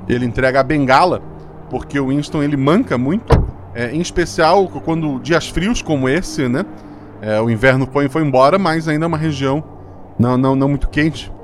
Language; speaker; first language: Portuguese; native; Portuguese